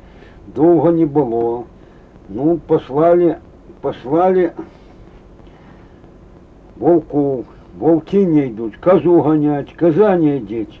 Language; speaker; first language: Russian; native; Russian